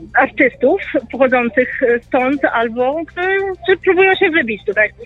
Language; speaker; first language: Polish; early bilingual, heritage; Polish